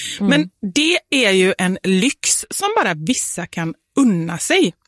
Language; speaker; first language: Swedish; native; Swedish